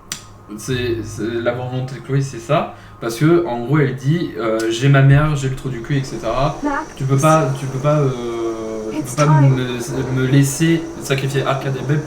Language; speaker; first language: French; native; French